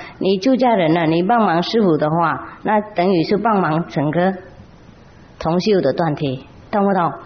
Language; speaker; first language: Chinese; non-native, fluent; Vietnamese